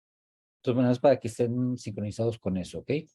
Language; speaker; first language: Spanish; native; Spanish